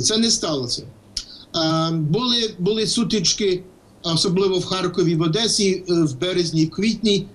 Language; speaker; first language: Ukrainian; early bilingual, heritage; Ukrainian